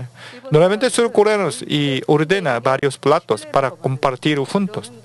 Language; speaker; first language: Spanish; non-native, learner; Korean